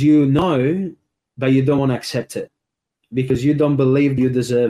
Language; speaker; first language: English; non-native, fluent; Italian